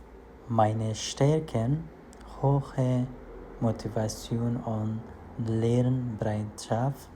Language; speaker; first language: German; non-native, learner; Persian